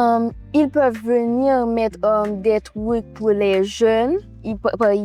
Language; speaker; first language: French; non-native, local second language; Haitian Creole